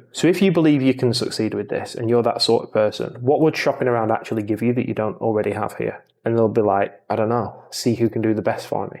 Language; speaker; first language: English; native; English